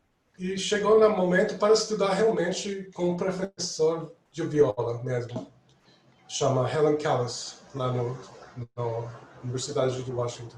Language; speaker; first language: Portuguese; non-native, fluent; English